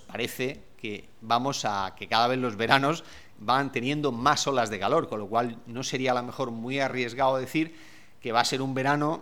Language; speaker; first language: Spanish; native; Spanish